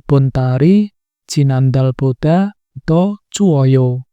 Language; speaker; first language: Korean; non-native, fluent; Indonesian